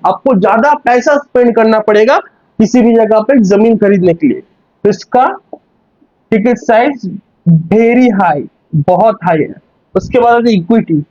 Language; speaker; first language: Hindi; non-native, local second language; Bangla